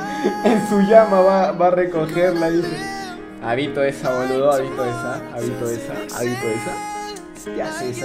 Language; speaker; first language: Spanish; native; Spanish